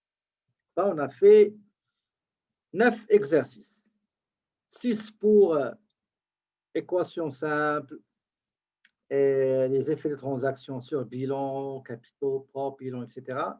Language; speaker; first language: French; native; French